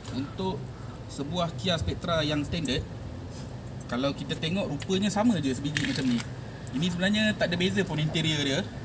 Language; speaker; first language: Malay; native; Malay